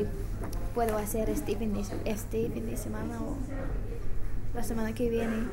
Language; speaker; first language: Spanish; non-native, learner; English